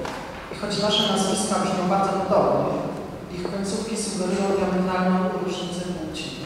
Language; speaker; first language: Polish; native; Polish